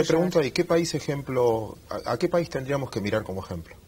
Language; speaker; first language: Spanish; native; Spanish